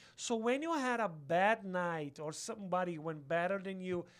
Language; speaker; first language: English; non-native, fluent; Portuguese